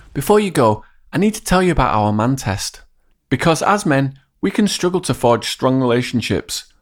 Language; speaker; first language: English; native; English